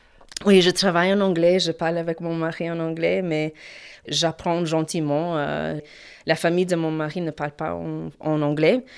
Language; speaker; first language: French; non-native, learner; English